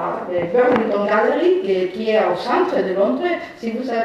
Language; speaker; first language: French; non-native, fluent; Spanish